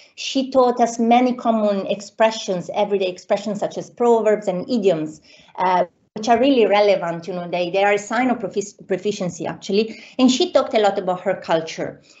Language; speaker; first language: English; non-native, fluent; Italian